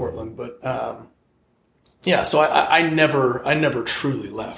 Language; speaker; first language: English; native; English